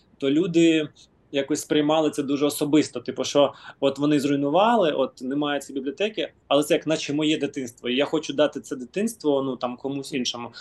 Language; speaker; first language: Ukrainian; non-native, local second language; Russian